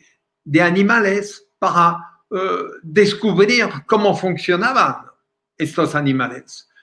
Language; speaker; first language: Spanish; non-native, fluent; French